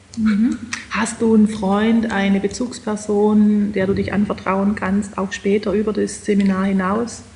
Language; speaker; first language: German; native; German